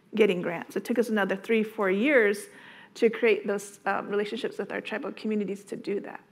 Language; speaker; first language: English; native; English